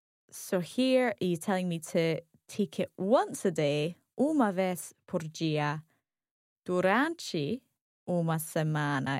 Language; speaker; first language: Portuguese; non-native, learner; English